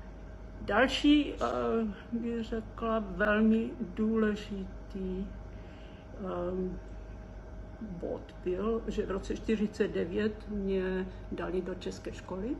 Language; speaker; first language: Czech; early bilingual, heritage; Czech